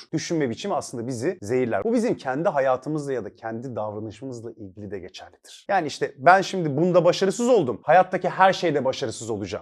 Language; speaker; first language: Turkish; native; Turkish